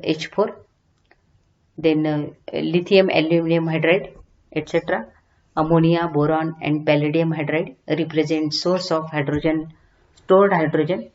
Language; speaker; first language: English; non-native, local second language; Marathi